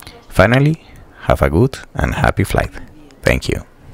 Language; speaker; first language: English; non-native, learner; Spanish